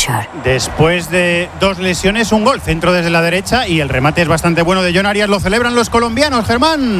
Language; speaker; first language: Spanish; native; Spanish